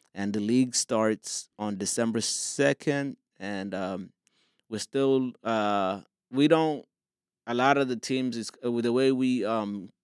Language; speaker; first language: English; non-native, fluent; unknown